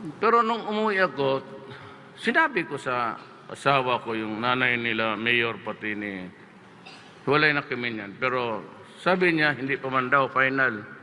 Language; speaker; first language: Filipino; non-native, local second language; Cebuano